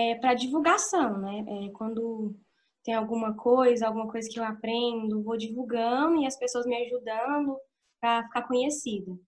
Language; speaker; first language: Portuguese; native; Portuguese